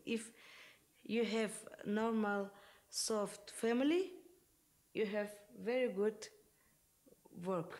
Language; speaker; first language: English; non-native, learner; Uzbek